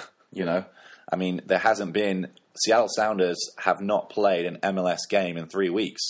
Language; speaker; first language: English; native; English